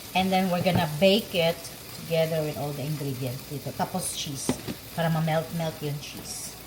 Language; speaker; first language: Filipino; native; Filipino